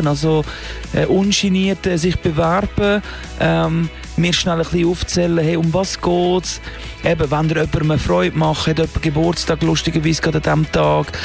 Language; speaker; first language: German; native; German